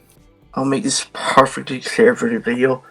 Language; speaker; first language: English; native; English